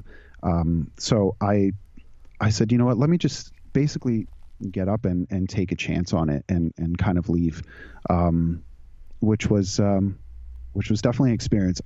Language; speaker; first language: English; native; English